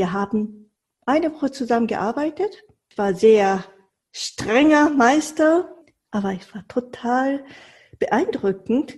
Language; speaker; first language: German; non-native, fluent; Japanese